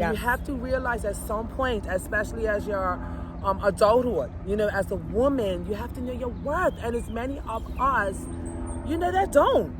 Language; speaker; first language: English; native; English